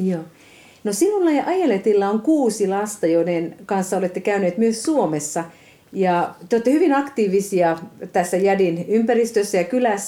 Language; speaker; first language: Finnish; native; Finnish